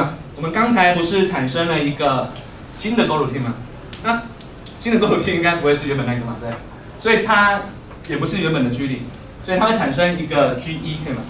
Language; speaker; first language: Chinese; native; Chinese